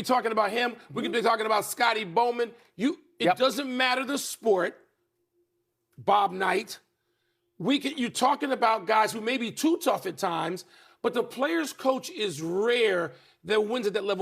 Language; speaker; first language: English; native; English